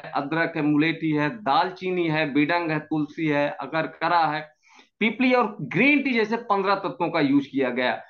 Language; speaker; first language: Hindi; native; Hindi